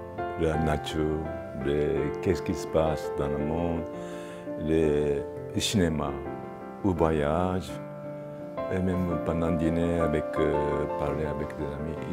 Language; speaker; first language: French; non-native, fluent; Japanese